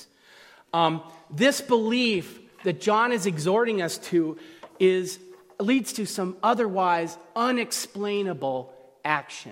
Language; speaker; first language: English; native; English